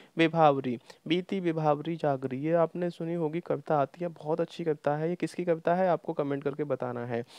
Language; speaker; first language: Hindi; native; Hindi